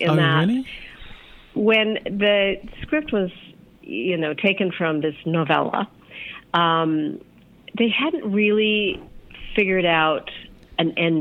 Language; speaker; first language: English; native; English